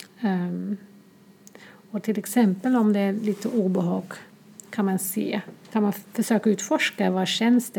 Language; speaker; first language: Swedish; non-native, fluent; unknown